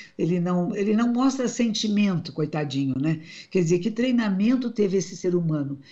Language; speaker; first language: Portuguese; native; Portuguese